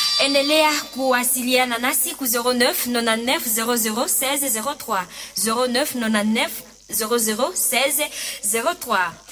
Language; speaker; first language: Swahili; native; Swahili